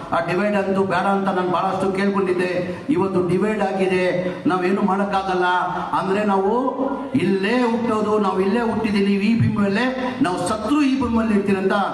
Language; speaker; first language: Kannada; non-native, local second language; Urdu